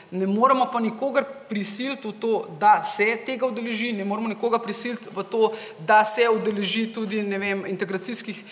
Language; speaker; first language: Slovenian; native; Slovenian